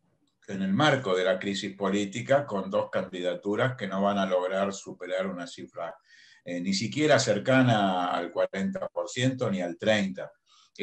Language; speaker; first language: Spanish; native; Spanish